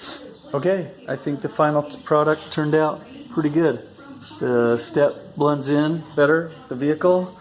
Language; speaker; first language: English; native; English